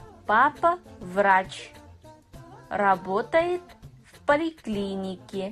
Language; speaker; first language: Russian; non-native, fluent; Kazakh